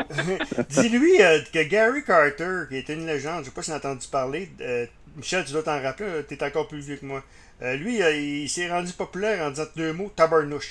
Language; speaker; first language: French; native; French